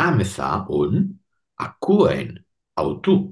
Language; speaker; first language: Greek; non-native, learner; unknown